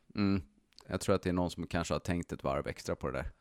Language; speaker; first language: Swedish; native; Swedish